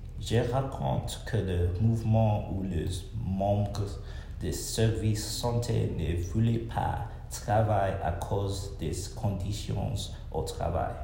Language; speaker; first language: French; non-native, learner; English